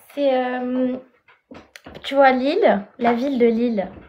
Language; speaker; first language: French; native; French